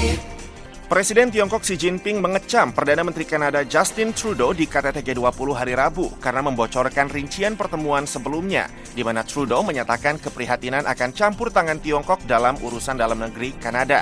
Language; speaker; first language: Indonesian; native; Indonesian